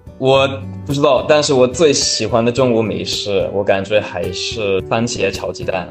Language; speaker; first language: Chinese; non-native, fluent; English